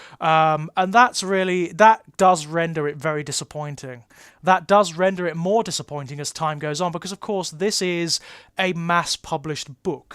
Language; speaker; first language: English; native; English